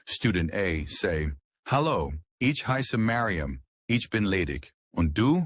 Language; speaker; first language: German; non-native, learner; English